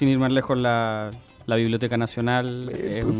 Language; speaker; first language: Spanish; native; Spanish